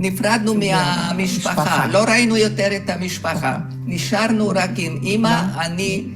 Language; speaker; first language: Hebrew; early bilingual, other home language; Hungarian